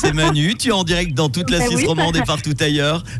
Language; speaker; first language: French; native; French